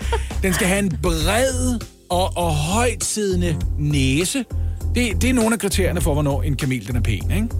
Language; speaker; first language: Danish; native; Danish